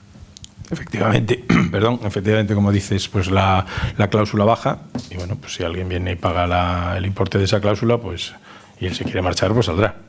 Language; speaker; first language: Spanish; native; Spanish